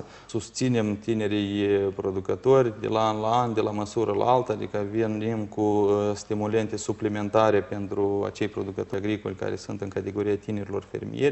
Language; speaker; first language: Romanian; native; Romanian